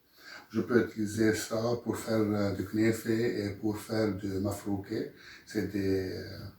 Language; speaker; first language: French; non-native, local second language; Arabic